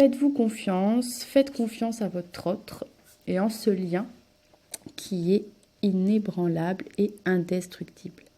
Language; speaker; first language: French; native; French